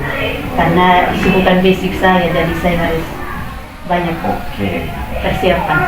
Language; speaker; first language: Indonesian; non-native, local second language; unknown